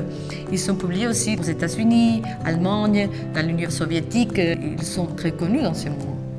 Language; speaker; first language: French; non-native, fluent; Spanish